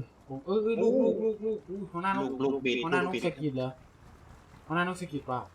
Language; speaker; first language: Thai; native; Thai